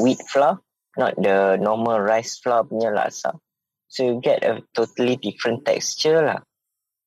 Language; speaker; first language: English; non-native, local second language; Malay